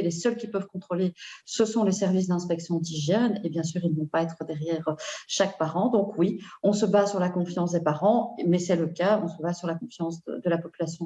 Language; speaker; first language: French; native; French